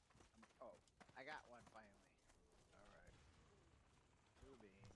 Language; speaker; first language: English; native; English